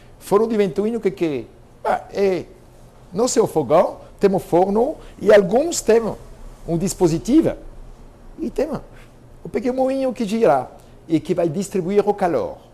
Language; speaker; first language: Portuguese; non-native, fluent; French